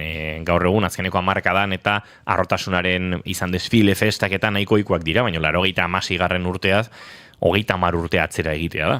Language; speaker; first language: Basque; native; Basque